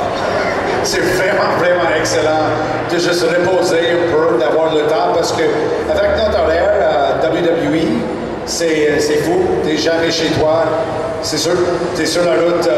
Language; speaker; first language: French; non-native, local second language; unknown